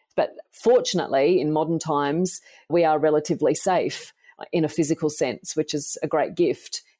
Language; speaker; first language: English; native; English